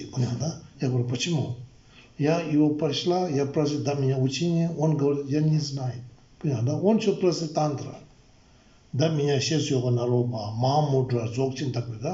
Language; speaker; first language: Russian; non-native, learner; Tibetan